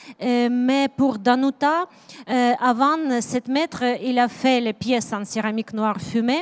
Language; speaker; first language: French; non-native, learner; Ukrainian